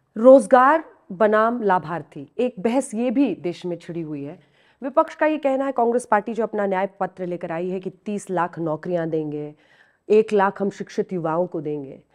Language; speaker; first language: Hindi; native; Hindi